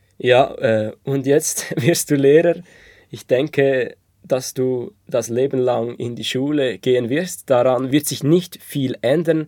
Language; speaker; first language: German; native; German